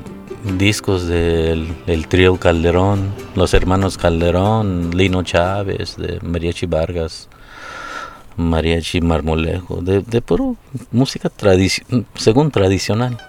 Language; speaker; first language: Spanish; early bilingual, heritage; Spanish